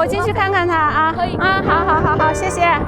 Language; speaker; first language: Chinese; native; Chinese